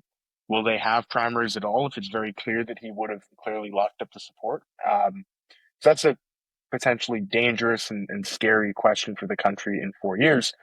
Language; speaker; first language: English; native; English